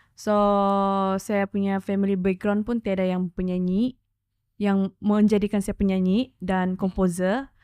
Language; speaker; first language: Malay; non-native, local second language; Chinese